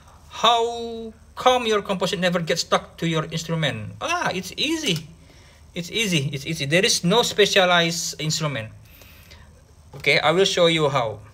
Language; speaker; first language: English; non-native, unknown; Indonesian